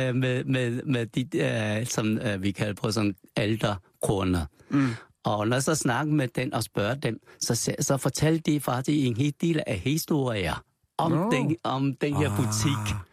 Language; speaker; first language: Danish; non-native, fluent; Chinese